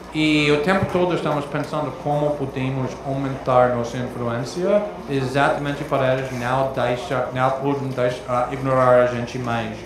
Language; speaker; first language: Portuguese; non-native, fluent; English